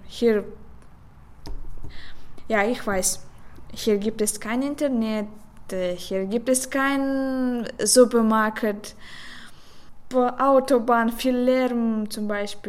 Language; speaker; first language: German; non-native, learner; Russian